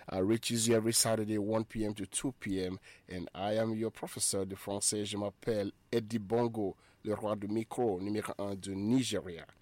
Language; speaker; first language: French; non-native, fluent; Igbo